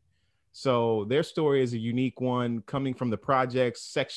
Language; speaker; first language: English; native; English